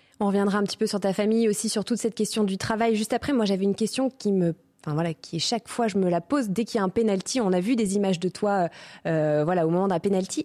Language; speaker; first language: French; native; French